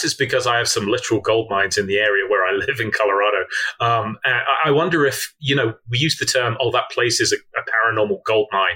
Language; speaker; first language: English; native; English